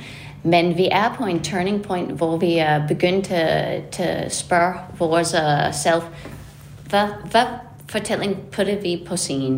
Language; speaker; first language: Danish; non-native, fluent; English